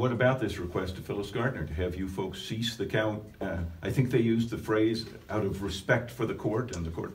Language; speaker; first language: English; native; English